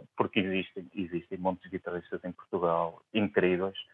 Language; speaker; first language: Portuguese; native; Portuguese